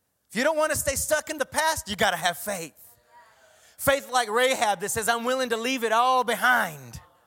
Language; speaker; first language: English; native; English